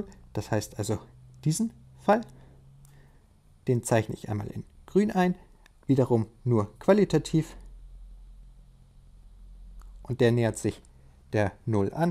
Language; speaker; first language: German; native; German